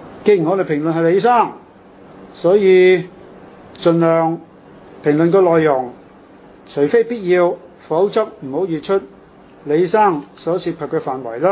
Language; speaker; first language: Chinese; non-native, local second language; Cantonese